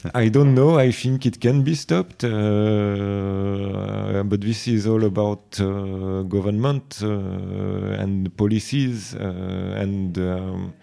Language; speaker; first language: English; non-native, fluent; French